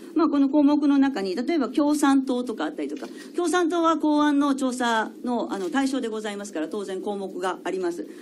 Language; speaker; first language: Japanese; native; Japanese